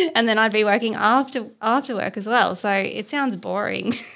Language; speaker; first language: English; native; English